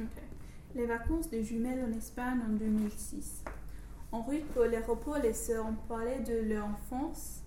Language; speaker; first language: French; non-native, learner; English